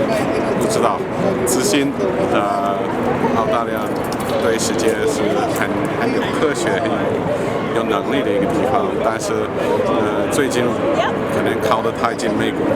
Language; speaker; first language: Chinese; non-native, fluent; English